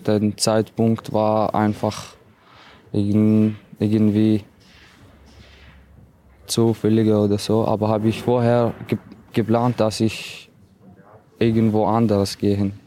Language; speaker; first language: German; non-native, learner; Arabic